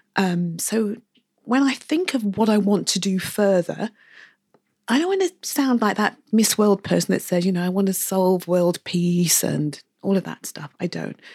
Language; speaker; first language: English; native; English